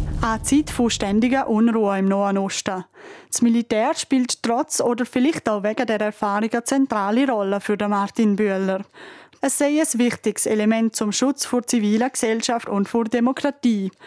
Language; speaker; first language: German; native; German